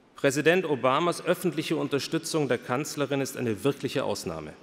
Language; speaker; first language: German; native; German